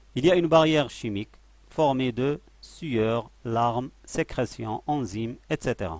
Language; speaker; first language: French; non-native, local second language; Arabic